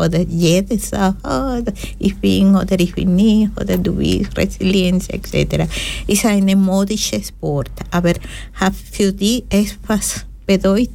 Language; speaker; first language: German; non-native, learner; Spanish